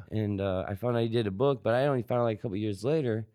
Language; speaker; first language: English; native; English